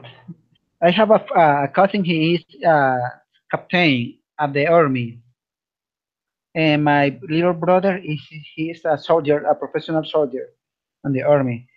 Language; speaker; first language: English; non-native, learner; Spanish